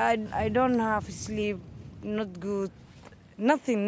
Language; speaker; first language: English; non-native, learner; Somali